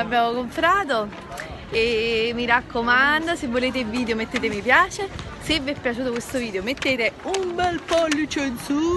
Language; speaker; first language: Italian; native; Italian